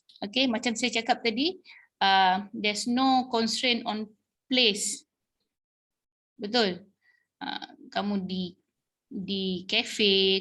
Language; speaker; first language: Malay; native; Malay